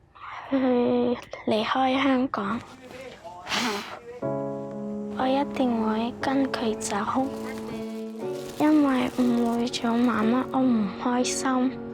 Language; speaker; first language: Cantonese; early bilingual, other home language; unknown